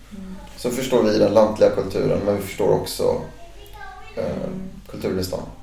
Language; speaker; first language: Swedish; native; Swedish